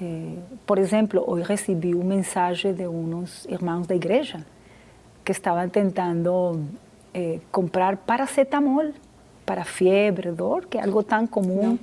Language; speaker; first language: Portuguese; non-native, fluent; Spanish